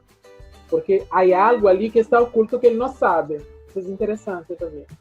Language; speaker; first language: Spanish; non-native, fluent; Portuguese